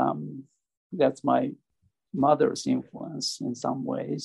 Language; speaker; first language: English; non-native, fluent; Japanese